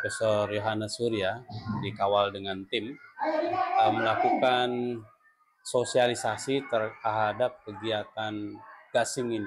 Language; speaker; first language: Indonesian; native; Indonesian